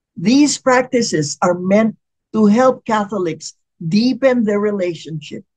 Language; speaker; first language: English; non-native, local second language; Filipino